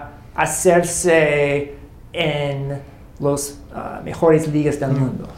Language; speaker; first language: Spanish; non-native, learner; English